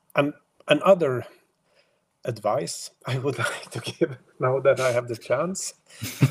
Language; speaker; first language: English; non-native, fluent; Swedish